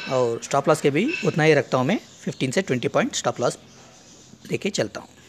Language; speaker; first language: Hindi; non-native, local second language; Kannada